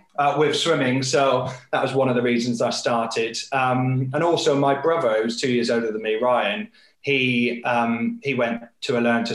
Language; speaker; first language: English; native; English